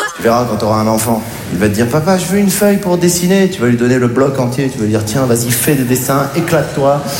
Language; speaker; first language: French; native; French